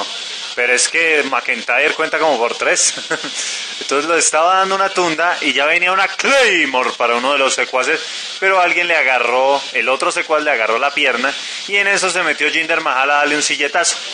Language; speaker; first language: Spanish; native; Spanish